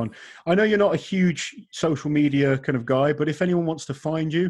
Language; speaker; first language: English; native; English